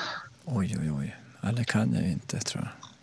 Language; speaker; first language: Swedish; native; Swedish